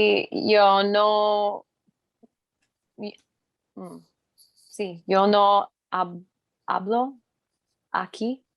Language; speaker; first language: Spanish; non-native, learner; English